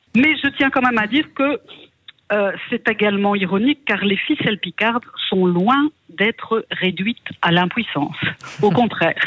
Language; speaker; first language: French; native; French